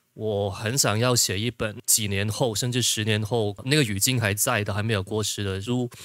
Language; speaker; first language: Chinese; non-native, local second language; Cantonese